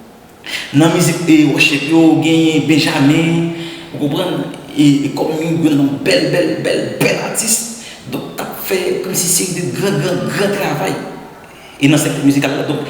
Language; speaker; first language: French; non-native, learner; Haitian Creole